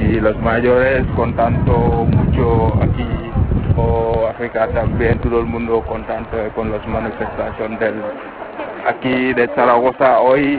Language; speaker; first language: Spanish; non-native, learner; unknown